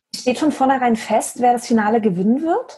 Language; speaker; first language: German; native; German